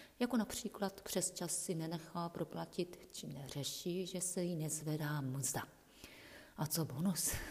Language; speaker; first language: Czech; non-native, fluent; Japanese